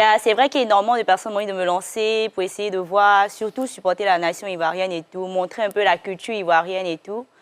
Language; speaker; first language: French; non-native, local second language; Chinese